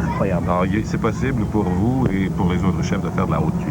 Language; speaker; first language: French; native; French